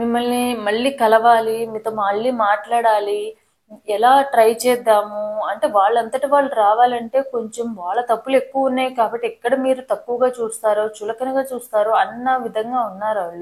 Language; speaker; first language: Telugu; native; Telugu